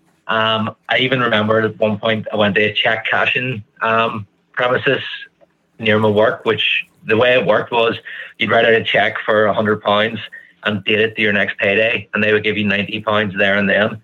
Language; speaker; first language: English; native; English